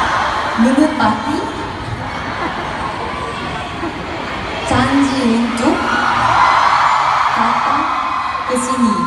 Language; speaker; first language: Indonesian; non-native, learner; Korean